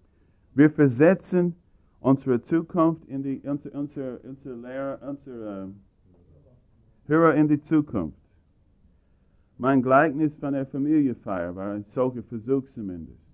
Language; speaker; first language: German; non-native, fluent; English